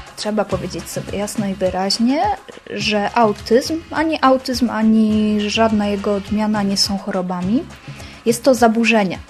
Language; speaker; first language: Polish; native; Polish